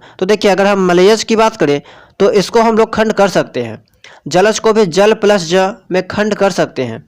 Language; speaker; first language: Hindi; native; Hindi